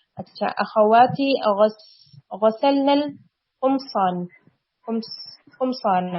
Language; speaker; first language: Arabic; non-native, fluent; Urdu